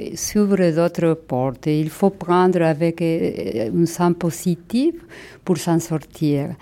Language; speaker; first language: French; non-native, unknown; Spanish